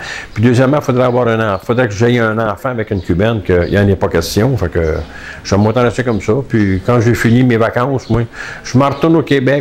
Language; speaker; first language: French; native; French